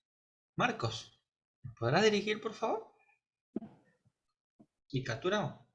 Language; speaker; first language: Spanish; native; Spanish